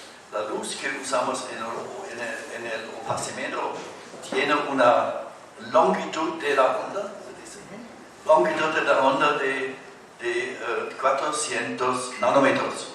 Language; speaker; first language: Spanish; non-native, fluent; German